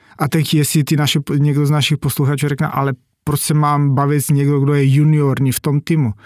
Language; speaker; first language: Czech; non-native, fluent; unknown